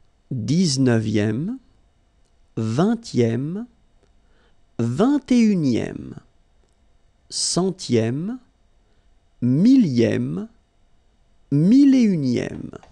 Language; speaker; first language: French; native; French